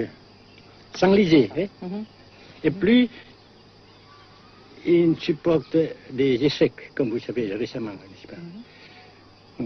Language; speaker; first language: French; non-native, fluent; Vietnamese